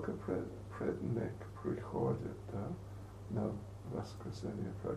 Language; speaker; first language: Russian; non-native, learner; English